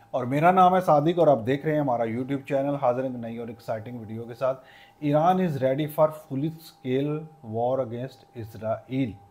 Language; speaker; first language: Urdu; non-native, local second language; Punjabi